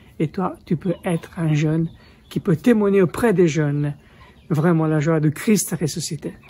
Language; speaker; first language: French; non-native, fluent; Italian